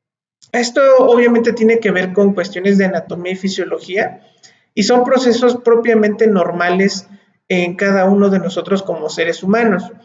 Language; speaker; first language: Spanish; native; Spanish